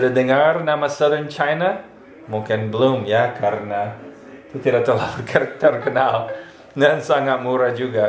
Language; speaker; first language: Indonesian; non-native, fluent; English